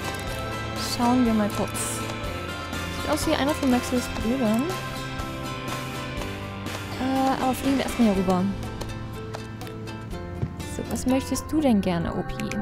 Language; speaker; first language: German; native; German